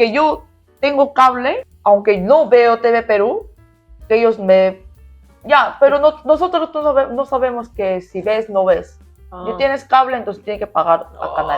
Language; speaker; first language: Spanish; non-native, learner; Korean